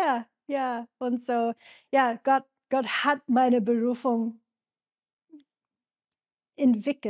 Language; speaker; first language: German; non-native, learner; English